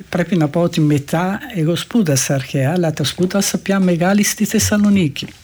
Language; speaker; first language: Greek; non-native, fluent; Italian